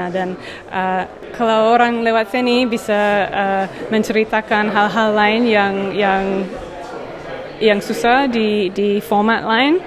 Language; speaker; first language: Indonesian; non-native, fluent; English